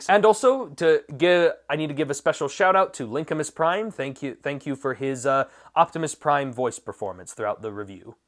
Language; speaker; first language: English; native; English